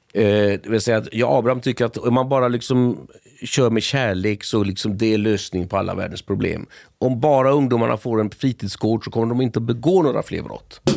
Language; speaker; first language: Swedish; native; Swedish